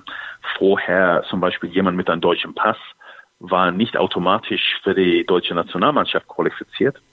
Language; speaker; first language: German; non-native, fluent; English